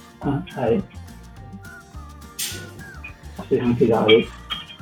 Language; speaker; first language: Japanese; non-native, learner; English